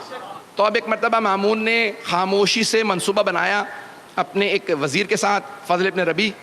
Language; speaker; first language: Urdu; native; Urdu